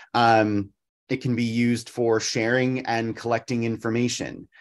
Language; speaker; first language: English; native; English